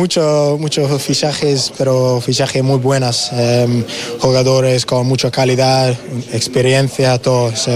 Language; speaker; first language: Spanish; non-native, learner; English